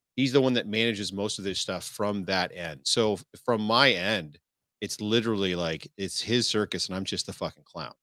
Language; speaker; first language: English; native; English